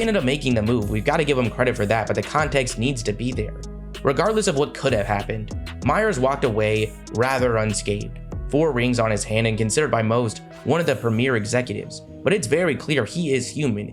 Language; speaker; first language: English; native; English